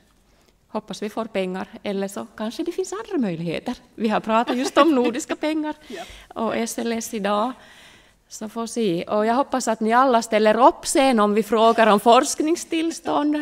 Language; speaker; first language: Swedish; non-native, local second language; Finnish